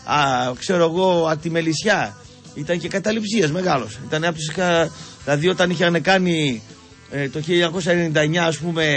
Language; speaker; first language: Greek; native; Greek